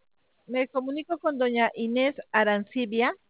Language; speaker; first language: Spanish; native; Spanish